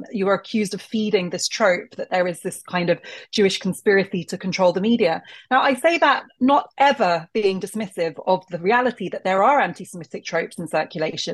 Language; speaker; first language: English; native; English